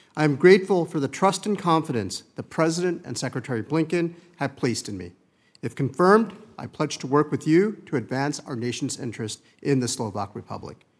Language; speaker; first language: English; early bilingual, other home language; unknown